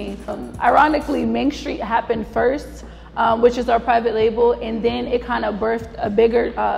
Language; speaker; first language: English; native; English